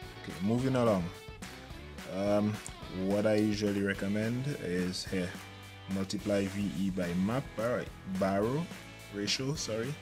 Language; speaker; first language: English; native; English